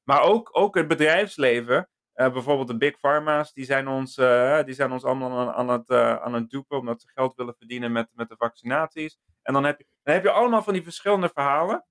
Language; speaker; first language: Dutch; native; Dutch